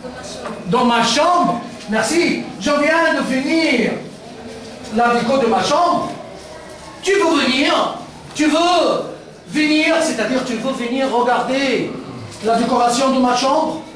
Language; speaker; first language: French; non-native, fluent; Arabic